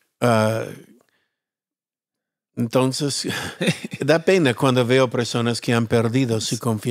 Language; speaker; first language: Spanish; non-native, fluent; English